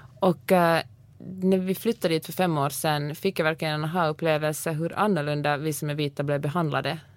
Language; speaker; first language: Swedish; native; Swedish